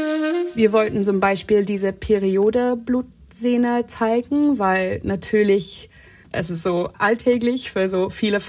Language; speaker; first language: German; non-native, fluent; English